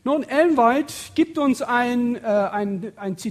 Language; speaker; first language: German; native; German